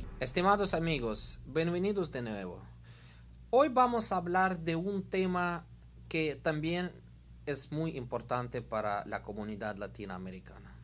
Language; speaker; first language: Spanish; non-native, fluent; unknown